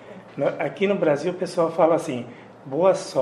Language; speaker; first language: Portuguese; non-native, fluent; Japanese